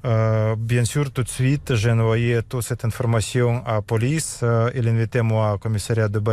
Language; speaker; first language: French; non-native, learner; Russian